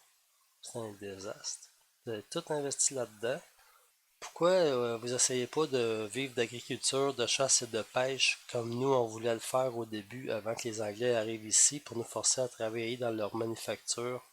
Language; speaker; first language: French; native; French